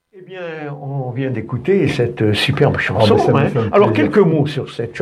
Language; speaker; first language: French; native; French